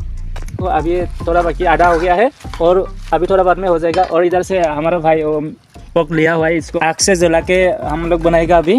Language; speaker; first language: Hindi; non-native, local second language; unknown